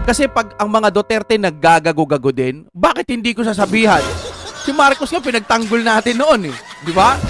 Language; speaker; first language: Filipino; native; Filipino